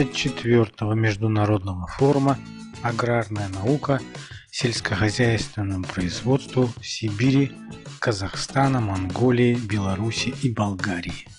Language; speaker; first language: Russian; native; Russian